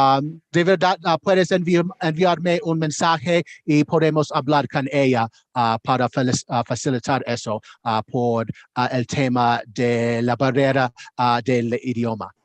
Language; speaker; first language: Spanish; non-native, learner; English